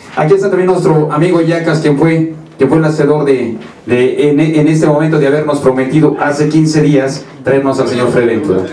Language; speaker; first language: Spanish; native; Spanish